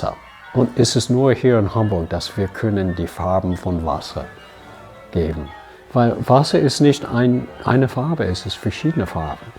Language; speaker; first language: German; non-native, learner; English